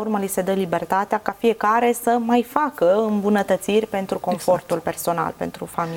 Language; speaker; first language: Romanian; native; Romanian